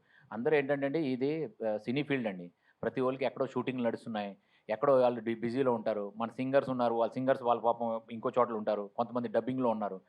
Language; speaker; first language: Telugu; native; Telugu